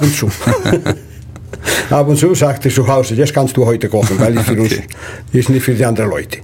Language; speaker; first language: German; non-native, learner; Spanish